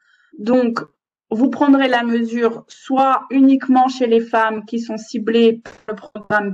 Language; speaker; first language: French; native; French